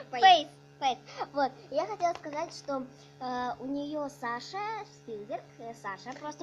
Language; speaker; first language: Russian; native; Russian